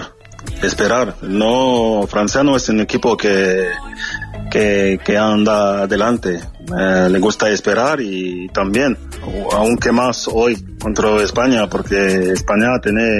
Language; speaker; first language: Spanish; non-native, fluent; French